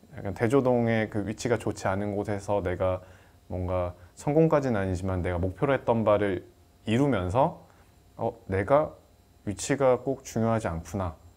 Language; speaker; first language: Korean; native; Korean